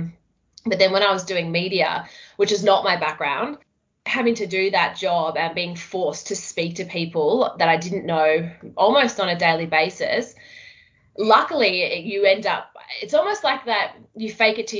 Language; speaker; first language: English; native; English